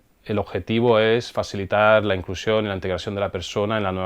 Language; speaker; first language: Spanish; native; Spanish